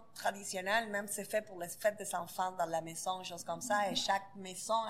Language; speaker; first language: French; non-native, fluent; Spanish